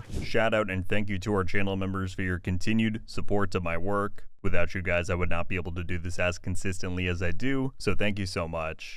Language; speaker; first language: English; native; English